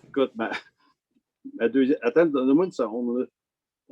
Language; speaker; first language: French; native; French